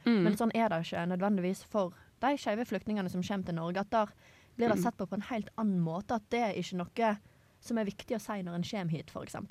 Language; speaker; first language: Norwegian; native; Norwegian